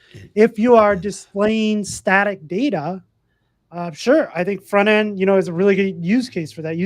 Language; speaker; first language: English; native; English